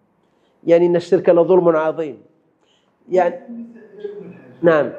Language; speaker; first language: Arabic; native; Arabic